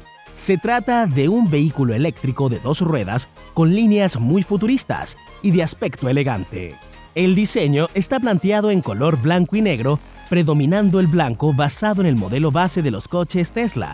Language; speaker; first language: Spanish; native; Spanish